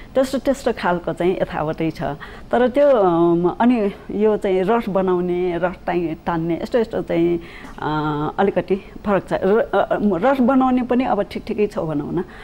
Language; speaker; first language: Nepali; non-native, local second language; Newari